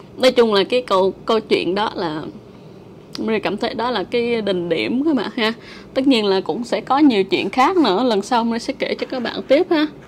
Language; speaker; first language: Vietnamese; native; Vietnamese